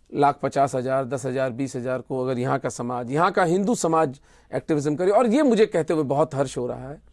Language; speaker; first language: Hindi; native; Hindi